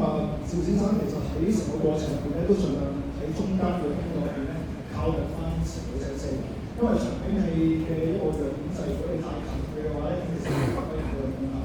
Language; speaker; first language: Cantonese; native; Cantonese